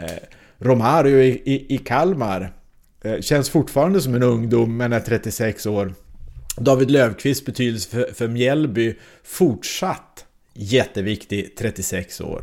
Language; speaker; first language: Swedish; native; Swedish